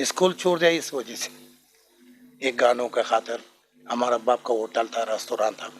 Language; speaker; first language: Hindi; non-native, learner; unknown